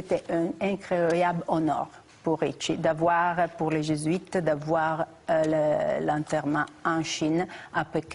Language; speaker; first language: French; non-native, fluent; Italian